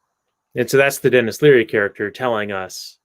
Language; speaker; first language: English; native; English